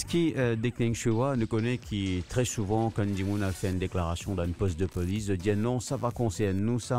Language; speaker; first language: French; non-native, local second language; Morisyen